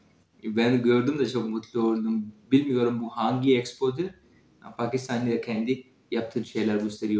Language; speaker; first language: Turkish; non-native, fluent; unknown